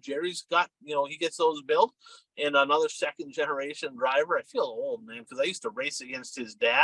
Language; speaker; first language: English; native; English